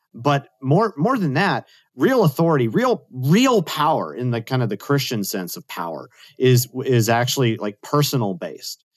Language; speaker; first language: English; native; English